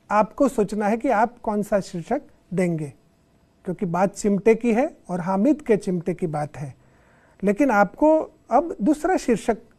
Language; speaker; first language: Hindi; non-native, local second language; Gujarati